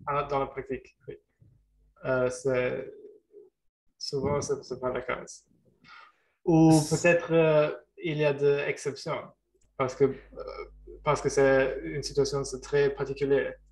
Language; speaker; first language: French; non-native, learner; German